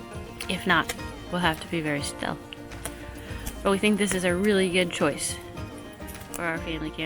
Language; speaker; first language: English; native; English